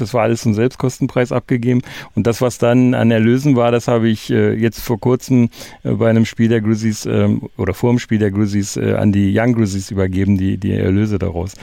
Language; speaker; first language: German; native; German